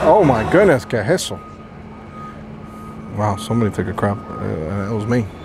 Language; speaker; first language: English; early bilingual, other home language; Spanish